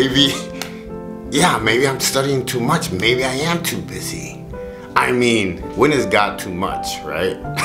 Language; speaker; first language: English; early bilingual, other home language; Spanish